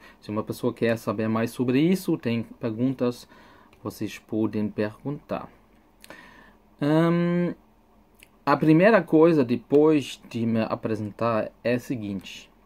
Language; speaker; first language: Portuguese; non-native, fluent; German